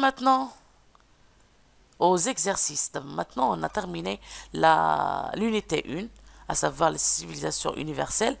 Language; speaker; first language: French; non-native, local second language; Arabic